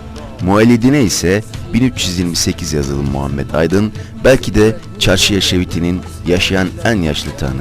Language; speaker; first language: Turkish; native; Turkish